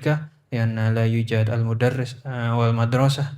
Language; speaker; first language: Arabic; non-native, learner; Indonesian